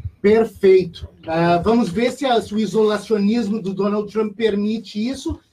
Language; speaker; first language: Portuguese; native; Portuguese